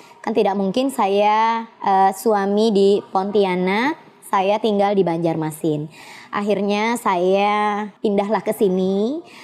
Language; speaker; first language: Indonesian; native; Indonesian